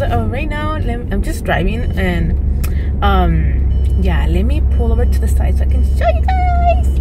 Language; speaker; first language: English; early bilingual, other home language; Spanish